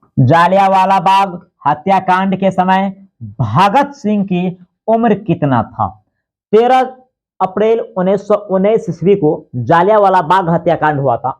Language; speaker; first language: Hindi; native; Hindi